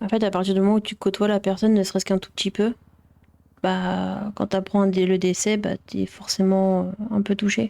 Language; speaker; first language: French; native; French